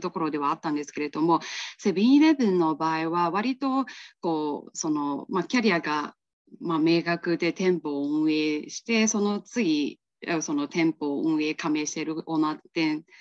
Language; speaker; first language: Japanese; non-native, fluent; Burmese